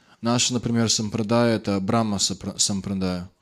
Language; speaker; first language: Russian; native; Russian